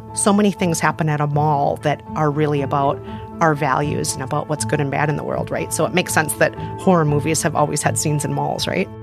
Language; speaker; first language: English; native; English